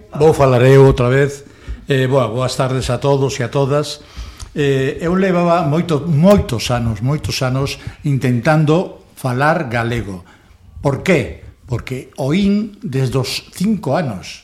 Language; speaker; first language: Galician; non-native, learner; Spanish